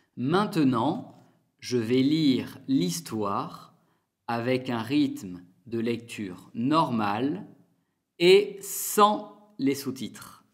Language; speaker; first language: French; native; French